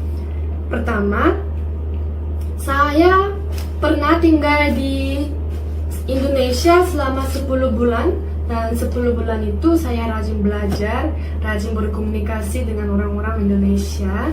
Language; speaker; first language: Indonesian; non-native, fluent; Korean